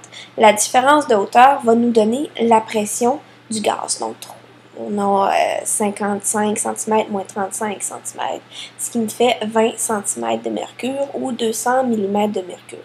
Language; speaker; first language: French; native; French